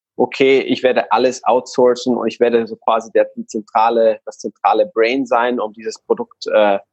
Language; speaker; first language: German; non-native, fluent; Spanish